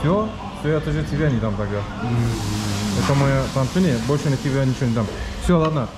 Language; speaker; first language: Russian; non-native, learner; Turkish